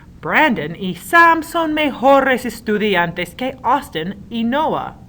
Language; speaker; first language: Spanish; non-native, learner; English